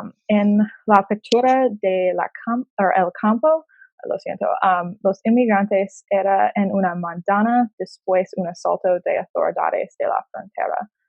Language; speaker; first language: Spanish; non-native, learner; English